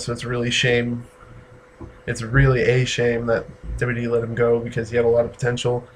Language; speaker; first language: English; native; English